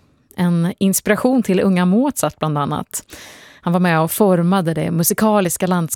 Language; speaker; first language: Swedish; native; Swedish